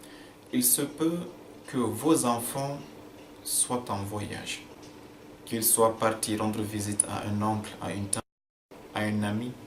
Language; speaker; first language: French; non-native, local second language; Fula